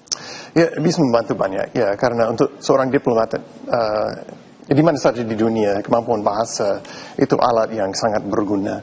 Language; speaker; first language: Indonesian; non-native, fluent; English